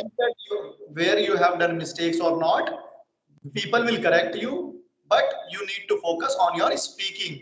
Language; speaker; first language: English; non-native, local second language; Hindi